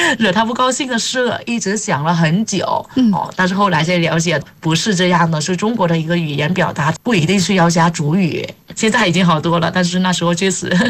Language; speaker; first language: Chinese; non-native, fluent; Vietnamese